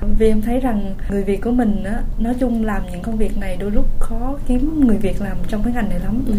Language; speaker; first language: Vietnamese; early bilingual, heritage; Vietnamese